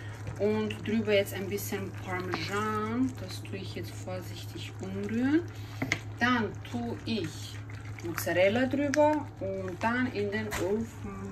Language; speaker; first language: German; early bilingual, heritage; German